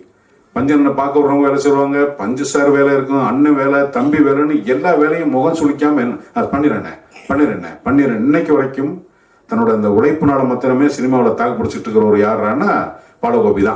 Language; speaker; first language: Tamil; native; Tamil